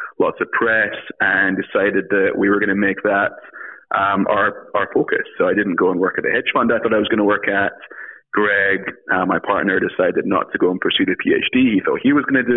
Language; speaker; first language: English; native; English